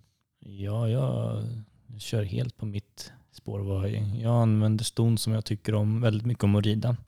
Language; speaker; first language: Swedish; native; Swedish